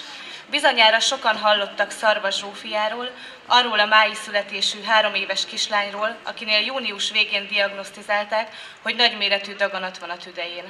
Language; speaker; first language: Hungarian; native; Hungarian